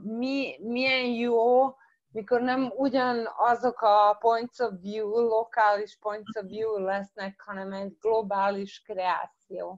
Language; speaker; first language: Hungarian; early bilingual, heritage; Croatian